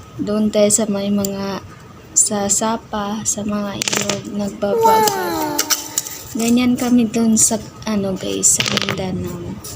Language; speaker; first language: Filipino; non-native, local second language; Cebuano